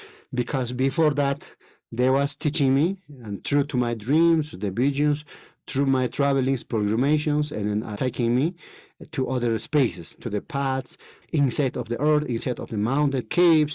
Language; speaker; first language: English; non-native, learner; Spanish